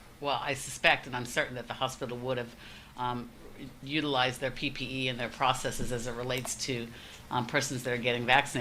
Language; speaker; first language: English; native; English